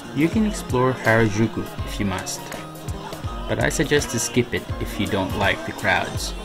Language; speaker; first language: English; non-native, local second language; Filipino